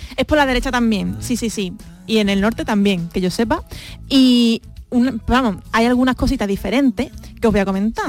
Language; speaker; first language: Spanish; native; Spanish